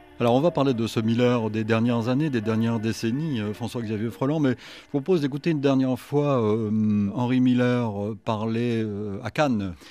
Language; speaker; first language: French; native; French